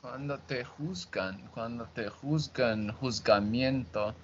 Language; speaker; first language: Spanish; non-native, learner; Portuguese